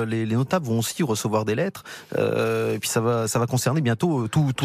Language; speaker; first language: French; native; French